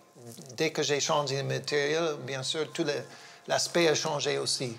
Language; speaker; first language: French; non-native, fluent; English